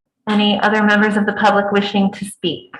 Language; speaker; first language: English; native; English